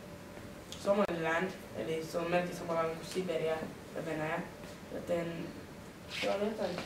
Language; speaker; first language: Finnish; early bilingual, other home language; Somali